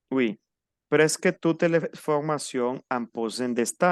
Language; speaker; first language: French; non-native, fluent; Spanish